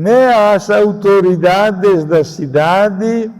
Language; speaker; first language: Portuguese; non-native, fluent; Italian